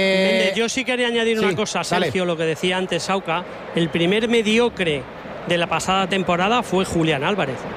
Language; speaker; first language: Spanish; native; Spanish